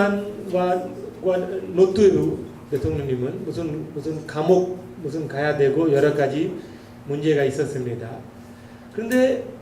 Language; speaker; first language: Korean; non-native, learner; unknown